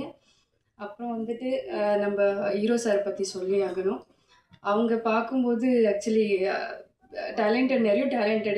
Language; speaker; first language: Tamil; non-native, fluent; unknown